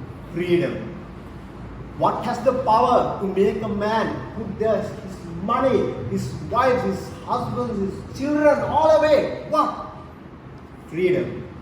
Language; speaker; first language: English; non-native, local second language; Sinhala